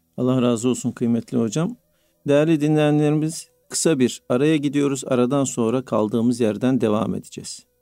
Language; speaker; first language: Turkish; native; Turkish